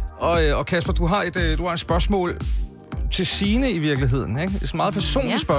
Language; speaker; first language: Danish; native; Danish